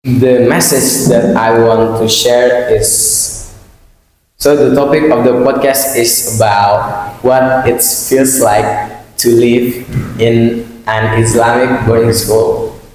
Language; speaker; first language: English; non-native, learner; Indonesian